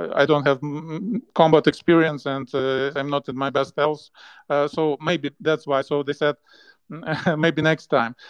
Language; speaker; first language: English; non-native, fluent; Ukrainian